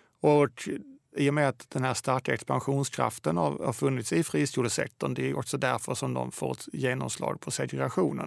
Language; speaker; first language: Swedish; native; Swedish